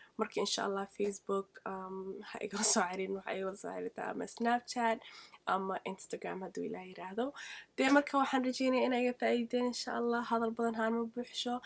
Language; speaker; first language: Somali; early bilingual, heritage; Somali